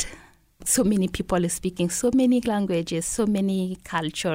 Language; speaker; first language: English; non-native, fluent; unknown